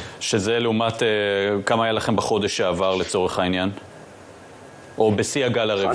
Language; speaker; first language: Hebrew; native; Hebrew